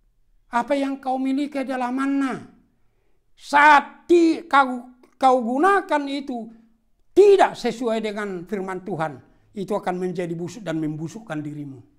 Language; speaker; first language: Indonesian; non-native, local second language; Batak Toba